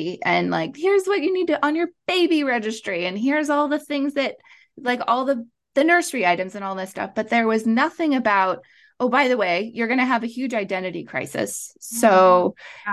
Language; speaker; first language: English; native; English